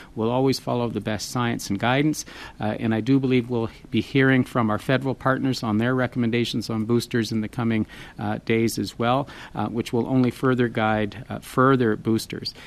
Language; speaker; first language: English; native; English